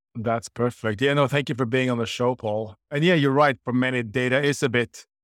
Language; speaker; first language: English; non-native, fluent; Norwegian